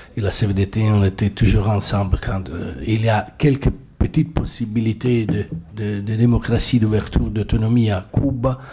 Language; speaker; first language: French; non-native, fluent; Italian